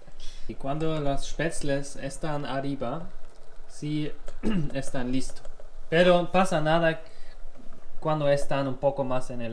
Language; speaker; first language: Spanish; non-native, learner; German